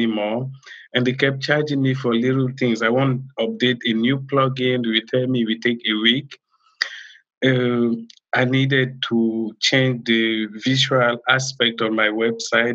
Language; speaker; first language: English; non-native, local second language; French